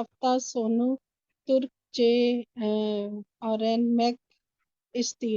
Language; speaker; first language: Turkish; non-native, learner; Urdu